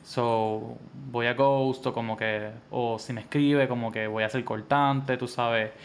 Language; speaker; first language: Spanish; native; Spanish